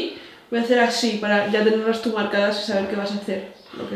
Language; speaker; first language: Spanish; native; Spanish